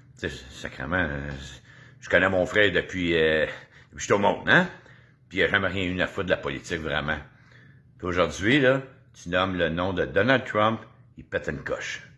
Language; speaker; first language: French; native; French